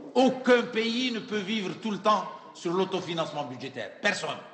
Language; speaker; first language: French; non-native, local second language; Arabic